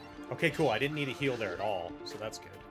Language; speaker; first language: English; native; English